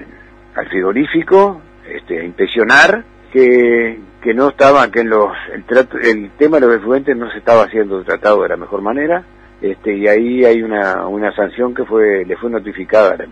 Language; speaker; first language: Spanish; native; Spanish